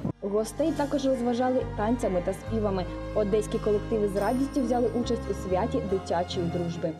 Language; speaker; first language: Ukrainian; native; Ukrainian